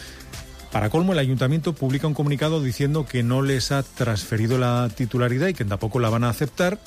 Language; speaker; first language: Spanish; native; Spanish